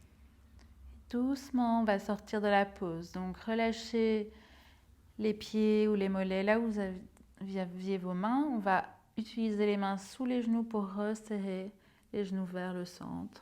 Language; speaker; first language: French; native; French